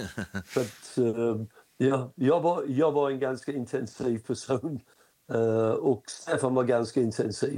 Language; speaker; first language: Swedish; non-native, fluent; English